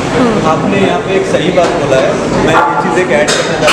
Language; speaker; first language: Hindi; native; Hindi